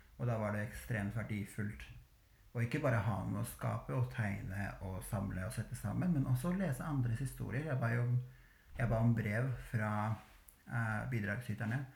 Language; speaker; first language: Norwegian; early bilingual, other home language; Albanian